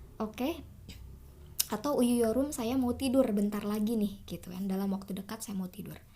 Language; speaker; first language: Indonesian; native; Indonesian